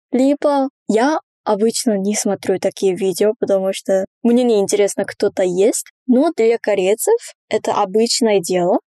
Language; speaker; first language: Russian; non-native, fluent; Korean